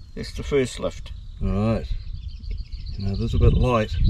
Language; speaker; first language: English; native; English